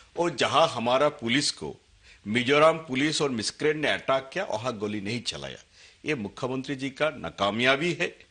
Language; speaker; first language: Hindi; non-native, local second language; Assamese